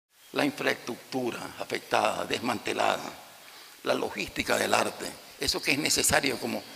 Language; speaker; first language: Spanish; native; Spanish